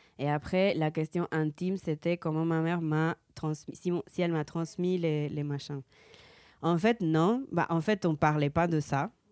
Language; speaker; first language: French; early bilingual, heritage; Spanish